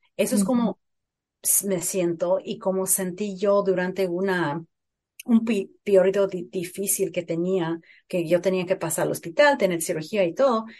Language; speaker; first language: Spanish; early bilingual, heritage; Spanish